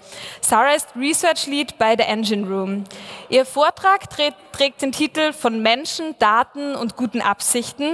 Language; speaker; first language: German; native; German